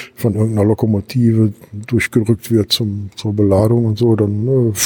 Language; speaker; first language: German; native; German